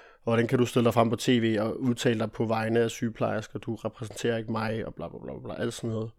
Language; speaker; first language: Danish; early bilingual, other home language; Italian